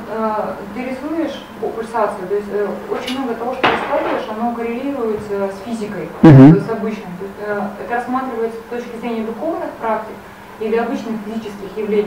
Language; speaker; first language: Russian; native; Russian